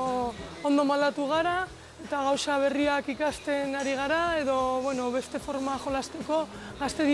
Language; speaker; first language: Basque; non-native, local second language; Spanish